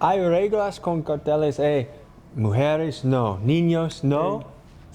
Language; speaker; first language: Spanish; non-native, learner; English